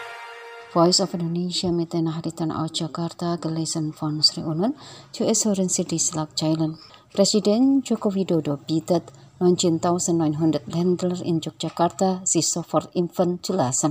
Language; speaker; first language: German; non-native, fluent; Indonesian